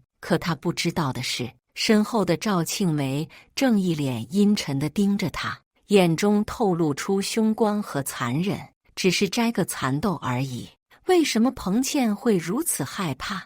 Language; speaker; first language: Chinese; native; Chinese